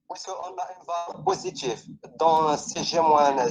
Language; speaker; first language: French; non-native, local second language; Arabic